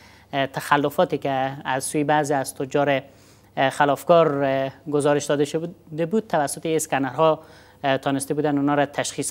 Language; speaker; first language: Persian; native; Persian